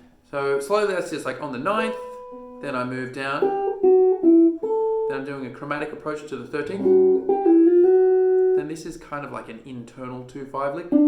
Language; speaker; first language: English; native; English